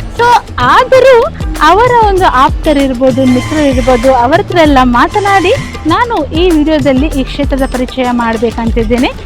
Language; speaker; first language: Kannada; non-native, local second language; Konkani